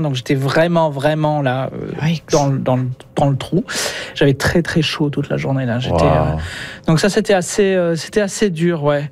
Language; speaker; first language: French; native; French